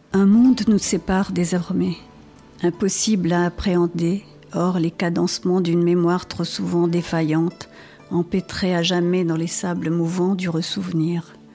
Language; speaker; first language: French; non-native, local second language; Morisyen